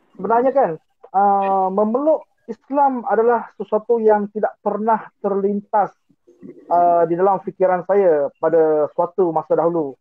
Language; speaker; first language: Malay; non-native, local second language; Iban